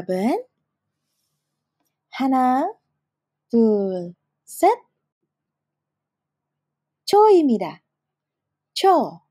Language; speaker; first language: Korean; non-native, fluent; Indonesian